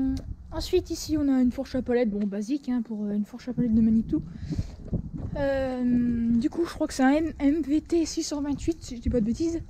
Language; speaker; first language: French; native; French